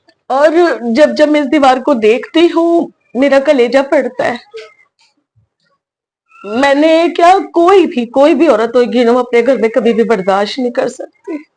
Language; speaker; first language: Urdu; native; Urdu